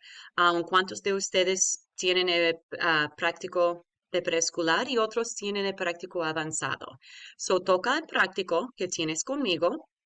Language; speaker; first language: Spanish; early bilingual, heritage; Spanish